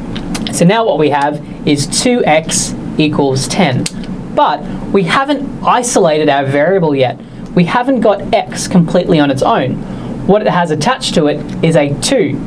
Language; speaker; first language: English; native; English